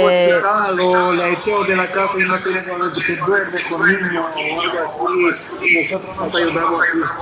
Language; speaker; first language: Spanish; non-native, learner; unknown